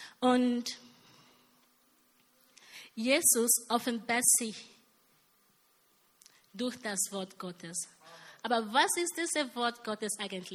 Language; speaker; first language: German; non-native, learner; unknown